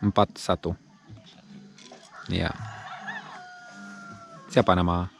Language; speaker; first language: Indonesian; non-native, learner; Romanian